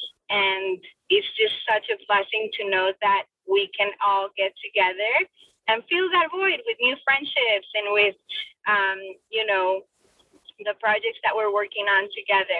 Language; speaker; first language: English; non-native, fluent; Spanish